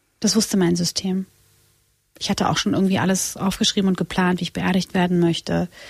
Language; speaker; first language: German; early bilingual, other home language; Croatian